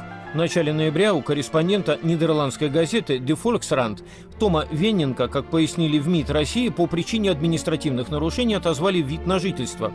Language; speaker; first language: Russian; native; Russian